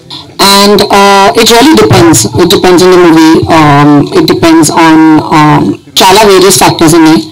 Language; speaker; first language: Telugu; non-native, local second language; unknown